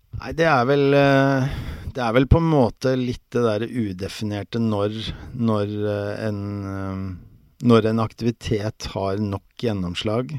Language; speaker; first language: Norwegian; native; Norwegian